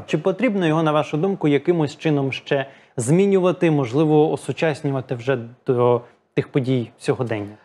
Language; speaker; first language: Ukrainian; native; Ukrainian